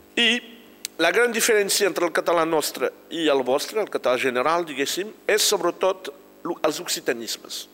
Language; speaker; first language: Catalan; non-native, local second language; French